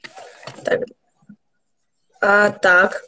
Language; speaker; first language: Russian; non-native, local second language; Ukrainian